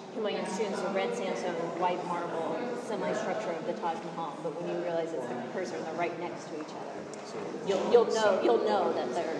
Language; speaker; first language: English; native; English